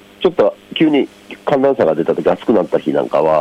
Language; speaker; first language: Japanese; native; Japanese